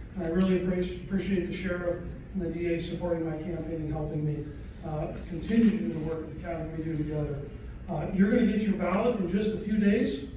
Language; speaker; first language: English; native; English